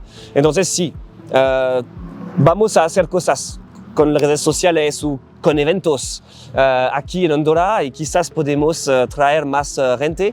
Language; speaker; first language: Spanish; non-native, learner; French